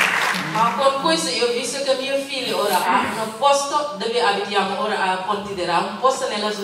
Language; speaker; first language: Italian; non-native, learner; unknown